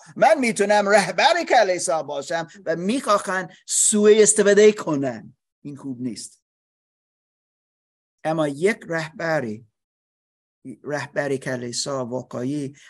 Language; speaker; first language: Persian; non-native, learner; English